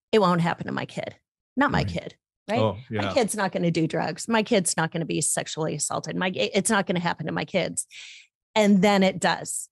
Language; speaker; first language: English; native; English